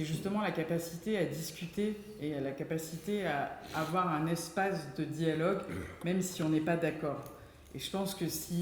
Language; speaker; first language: French; native; French